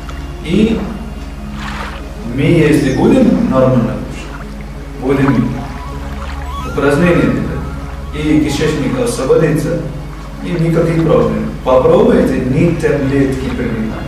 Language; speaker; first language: Russian; non-native, learner; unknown